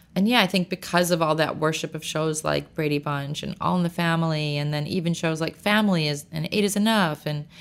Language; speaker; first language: English; native; English